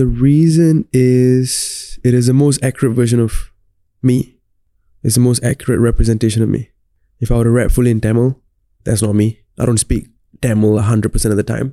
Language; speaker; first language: English; non-native, local second language; Tamil